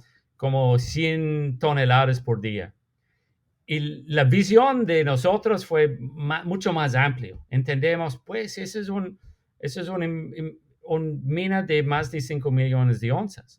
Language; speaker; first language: Spanish; non-native, fluent; English